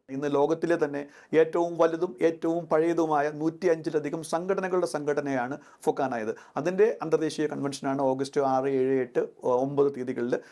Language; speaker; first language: Malayalam; native; Malayalam